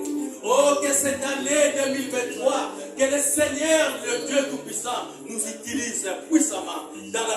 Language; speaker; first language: French; non-native, local second language; Lingala